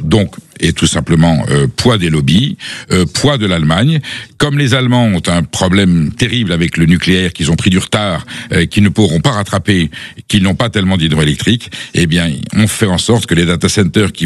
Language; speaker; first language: French; native; French